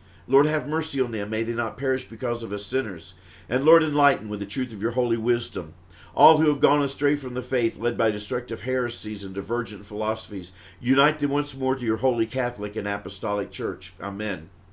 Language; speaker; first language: English; native; English